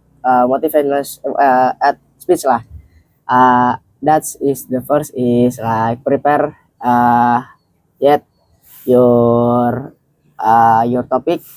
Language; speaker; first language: English; non-native, learner; Indonesian